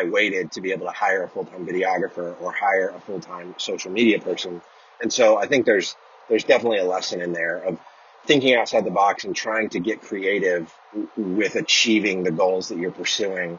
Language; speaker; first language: English; native; English